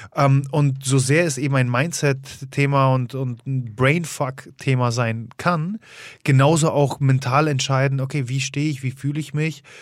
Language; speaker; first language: German; early bilingual, other home language; Polish